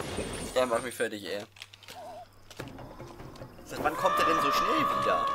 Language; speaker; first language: German; native; German